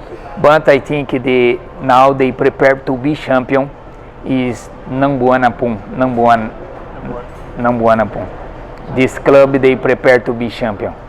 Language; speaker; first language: English; non-native, learner; Portuguese